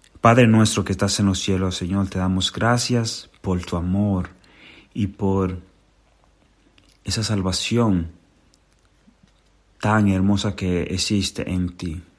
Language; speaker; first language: Spanish; native; Spanish